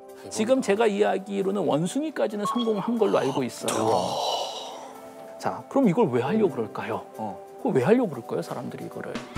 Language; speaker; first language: Korean; native; Korean